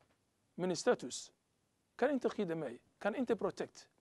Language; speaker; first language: Swedish; non-native, learner; Somali